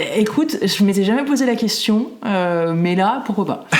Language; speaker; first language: French; native; French